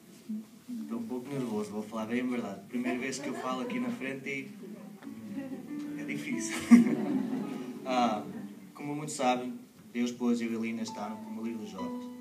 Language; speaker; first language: Portuguese; early bilingual, heritage; Portuguese